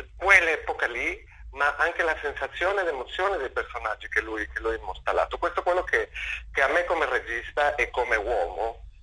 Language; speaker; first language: Italian; non-native, fluent; Spanish